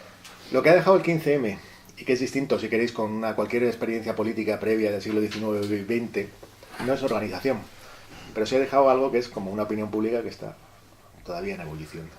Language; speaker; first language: Spanish; native; Spanish